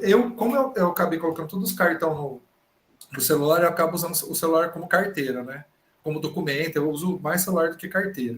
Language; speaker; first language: Portuguese; native; Portuguese